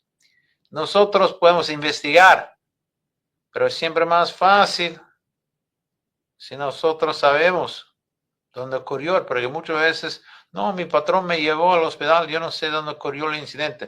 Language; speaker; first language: Spanish; non-native, fluent; English